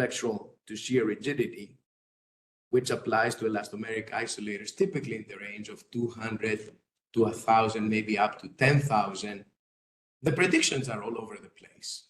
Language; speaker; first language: English; non-native, fluent; Greek